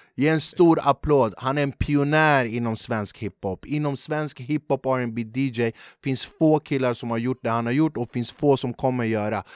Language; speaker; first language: Swedish; early bilingual, other home language; Kurdish